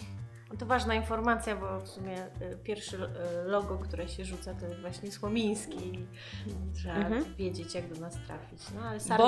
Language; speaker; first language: Polish; native; Polish